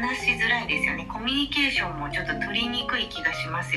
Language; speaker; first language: Japanese; native; Japanese